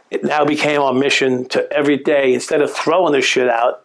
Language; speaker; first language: English; native; English